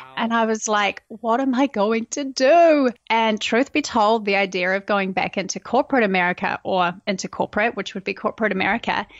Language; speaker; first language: English; native; English